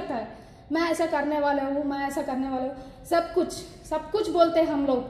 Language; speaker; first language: Hindi; non-native, local second language; Telugu